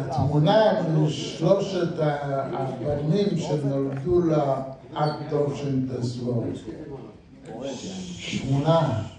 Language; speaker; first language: Hebrew; non-native, fluent; Yiddish